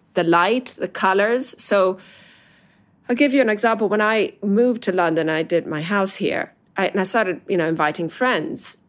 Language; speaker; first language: English; non-native, fluent; Italian